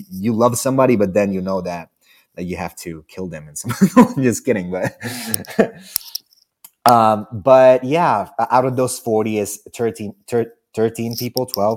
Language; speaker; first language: English; non-native, fluent; Italian